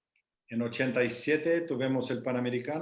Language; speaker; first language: Spanish; non-native, fluent; Portuguese